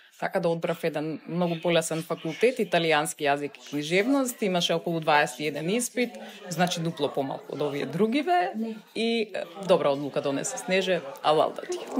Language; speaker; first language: Macedonian; native; Macedonian